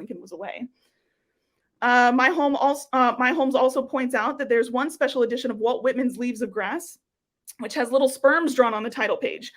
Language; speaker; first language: English; native; English